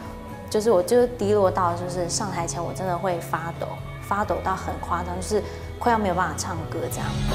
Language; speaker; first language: Chinese; native; Chinese